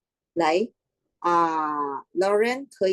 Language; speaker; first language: Chinese; non-native, fluent; Filipino